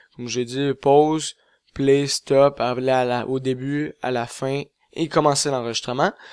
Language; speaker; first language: French; native; French